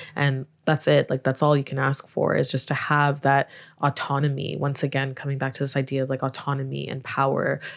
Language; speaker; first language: English; native; English